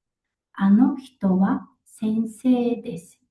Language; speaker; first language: Japanese; non-native, local second language; Mongolian